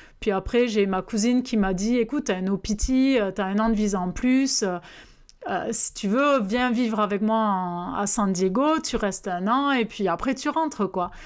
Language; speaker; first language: French; native; French